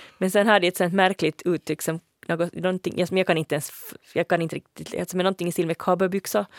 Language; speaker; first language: Swedish; native; Swedish